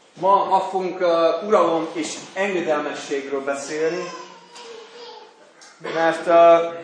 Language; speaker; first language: Hungarian; non-native, learner; English